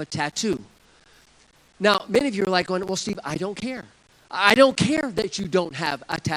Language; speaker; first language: English; native; English